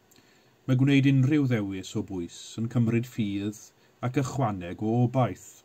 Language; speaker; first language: Welsh; native; Welsh